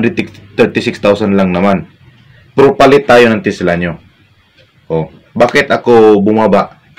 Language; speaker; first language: Filipino; non-native, local second language; Cebuano